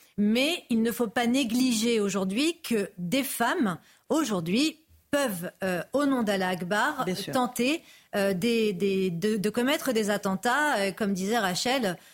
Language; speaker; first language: French; native; French